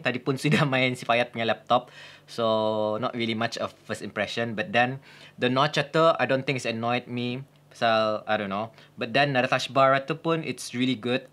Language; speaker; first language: English; non-native, local second language; Malay